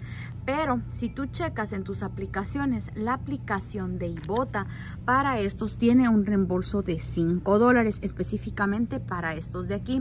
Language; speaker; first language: Spanish; native; Spanish